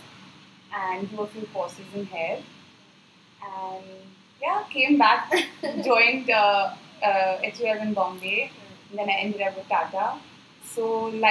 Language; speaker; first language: English; non-native, local second language; Hindi